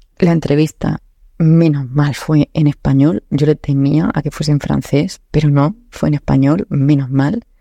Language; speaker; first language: Spanish; native; Spanish